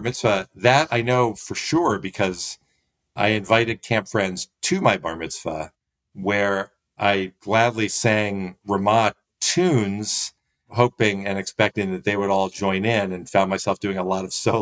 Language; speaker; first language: English; native; English